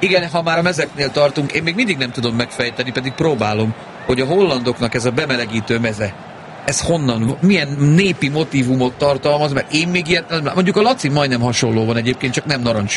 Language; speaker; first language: Hungarian; native; Hungarian